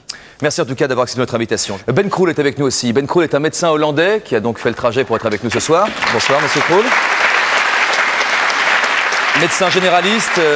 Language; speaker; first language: French; native; French